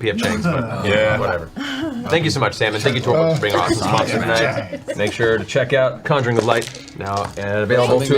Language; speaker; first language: English; native; English